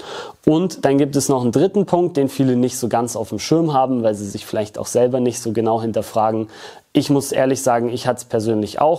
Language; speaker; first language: German; native; German